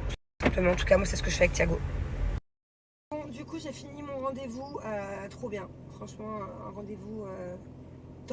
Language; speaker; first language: French; native; French